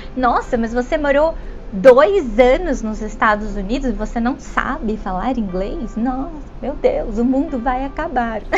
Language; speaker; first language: Portuguese; native; Portuguese